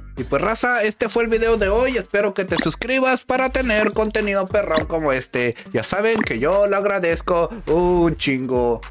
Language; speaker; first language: Spanish; native; Spanish